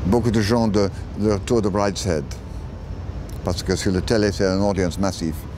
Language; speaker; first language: French; non-native, learner; English